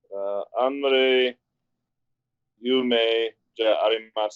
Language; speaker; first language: Japanese; non-native, learner; English